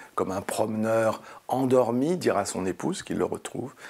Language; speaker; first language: French; native; French